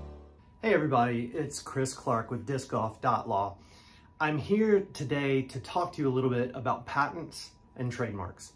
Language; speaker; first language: English; native; English